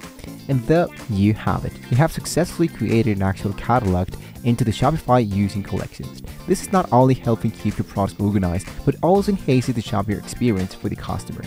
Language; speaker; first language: English; non-native, fluent; Spanish